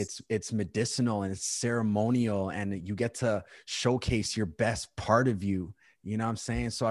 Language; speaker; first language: English; native; English